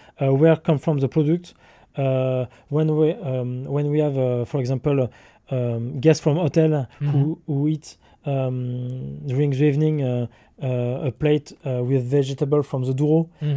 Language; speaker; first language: English; non-native, learner; French